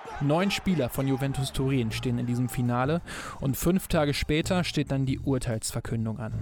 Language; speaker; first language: German; native; German